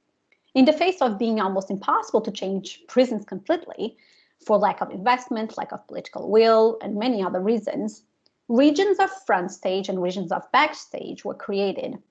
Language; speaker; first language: English; non-native, fluent; Portuguese